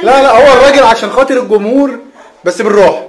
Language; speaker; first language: Arabic; native; Arabic